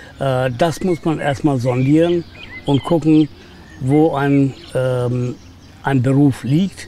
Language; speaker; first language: German; non-native, fluent; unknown